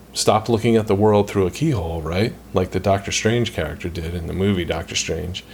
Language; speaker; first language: English; native; English